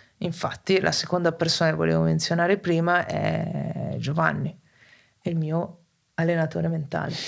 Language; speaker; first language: Italian; native; Italian